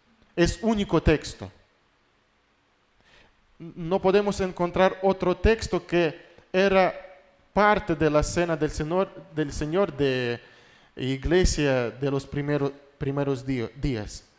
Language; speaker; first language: Spanish; non-native, fluent; Russian